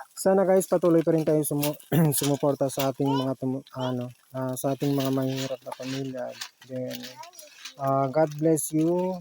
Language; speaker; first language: Filipino; non-native, local second language; Chavacano